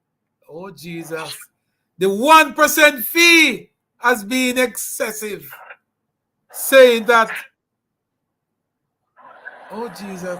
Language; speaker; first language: English; native; English